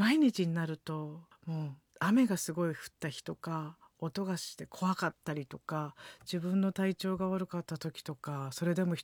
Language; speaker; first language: Japanese; native; Japanese